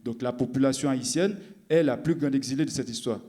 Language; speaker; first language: French; non-native, local second language; Haitian Creole